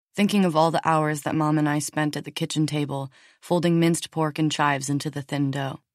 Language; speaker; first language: English; native; English